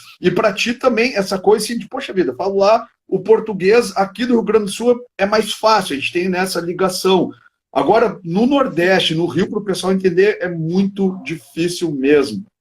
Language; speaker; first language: Portuguese; native; Portuguese